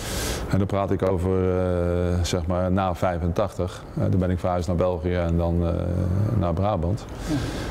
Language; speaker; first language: Dutch; native; Dutch